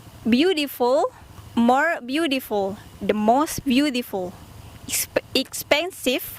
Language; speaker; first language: English; non-native, learner; Indonesian